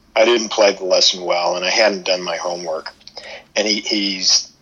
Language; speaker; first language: English; native; English